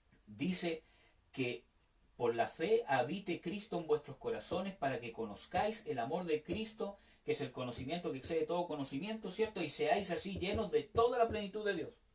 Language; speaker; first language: Spanish; native; Spanish